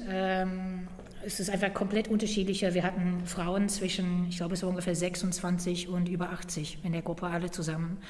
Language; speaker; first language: German; non-native, fluent; English